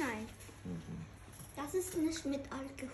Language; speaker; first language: German; early bilingual, other home language; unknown